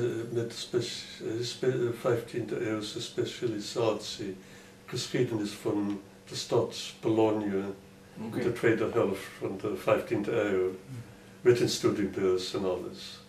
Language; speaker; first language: Dutch; non-native, fluent; English